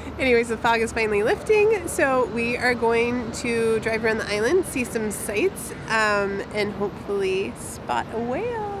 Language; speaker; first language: English; native; English